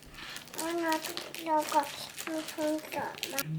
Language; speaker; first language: Chinese; early bilingual, heritage; Chinese